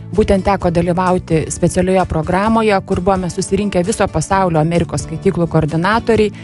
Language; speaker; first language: Lithuanian; native; Lithuanian